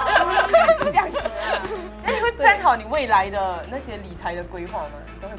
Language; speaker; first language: Chinese; native; Chinese